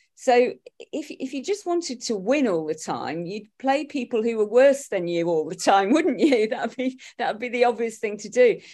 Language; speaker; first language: English; native; English